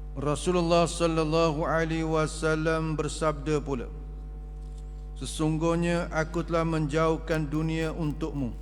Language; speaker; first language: Malay; native; Malay